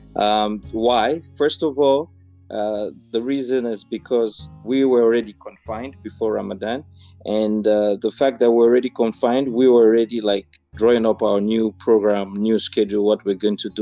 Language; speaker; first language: English; non-native, local second language; Fula